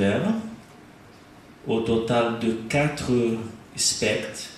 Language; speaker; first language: French; non-native, learner; Portuguese